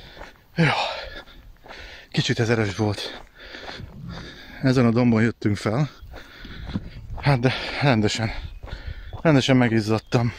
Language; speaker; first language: Hungarian; native; Hungarian